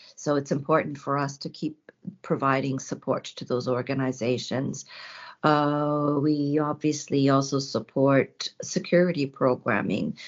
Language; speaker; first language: English; early bilingual, other home language; Ukrainian